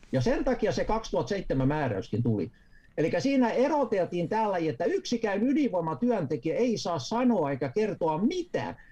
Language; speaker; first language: Finnish; native; Finnish